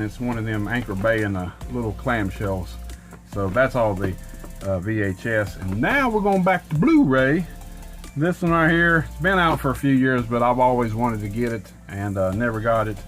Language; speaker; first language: English; native; English